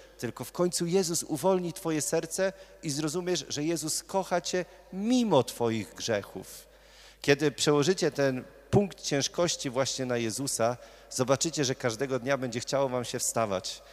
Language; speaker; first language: Polish; native; Polish